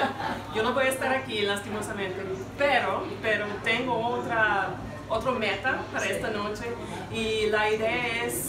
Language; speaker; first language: Spanish; non-native, fluent; English